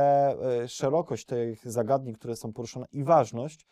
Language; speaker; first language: Polish; native; Polish